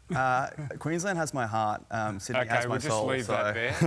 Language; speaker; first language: English; native; English